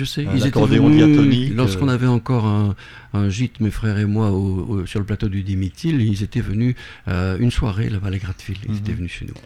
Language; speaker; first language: French; native; French